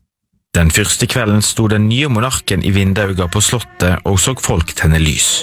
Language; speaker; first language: Norwegian; native; Norwegian